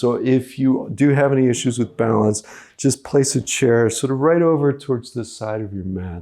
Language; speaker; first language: English; native; English